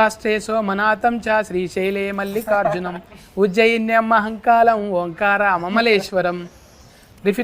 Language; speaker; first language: Telugu; native; Telugu